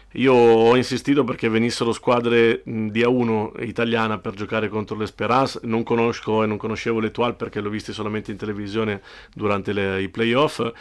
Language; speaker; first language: Italian; native; Italian